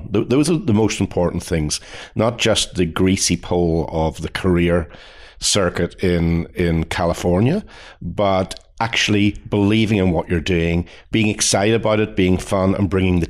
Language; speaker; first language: English; native; English